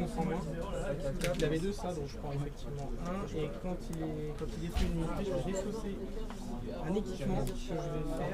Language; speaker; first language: French; native; French